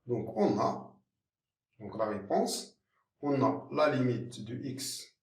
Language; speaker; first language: French; non-native, local second language; Arabic